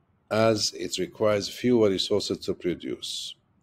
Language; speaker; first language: English; non-native, fluent; Arabic